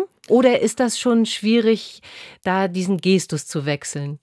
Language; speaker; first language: German; native; German